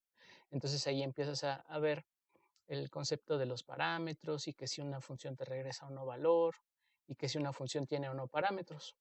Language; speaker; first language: Spanish; native; Spanish